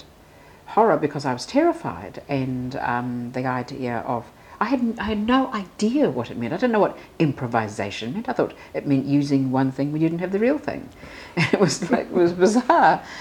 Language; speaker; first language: English; native; English